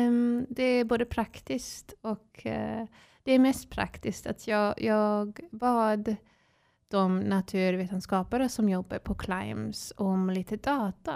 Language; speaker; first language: Swedish; non-native, fluent; English